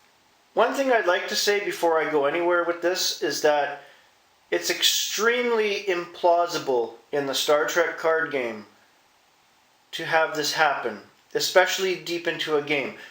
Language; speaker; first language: English; native; English